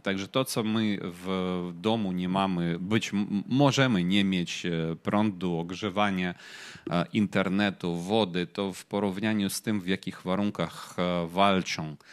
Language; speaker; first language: Polish; non-native, fluent; Ukrainian